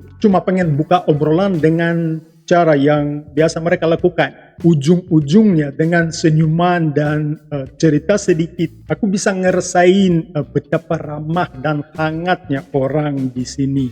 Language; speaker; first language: Indonesian; non-native, fluent; Russian